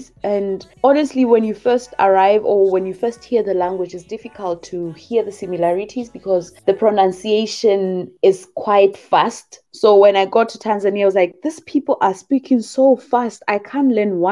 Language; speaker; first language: English; non-native, local second language; Southern Sotho